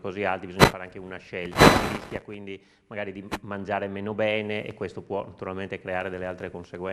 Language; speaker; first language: Italian; native; Italian